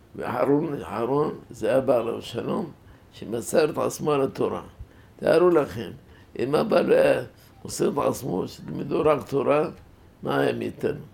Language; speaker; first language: Hebrew; non-native, fluent; Arabic